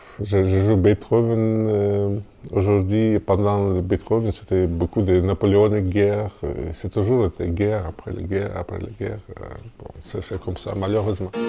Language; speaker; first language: French; non-native, fluent; Russian